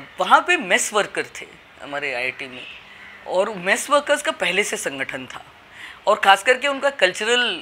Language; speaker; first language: Hindi; native; Hindi